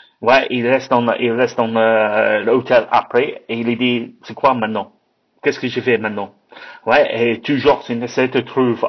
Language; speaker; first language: French; non-native, learner; English